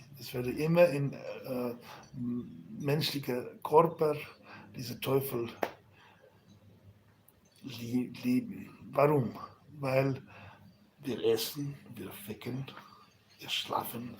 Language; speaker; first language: German; non-native, learner; Spanish